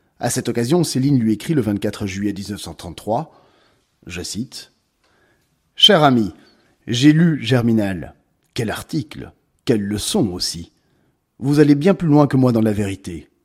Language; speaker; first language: French; native; French